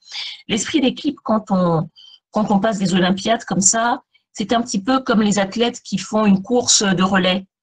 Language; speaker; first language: French; native; French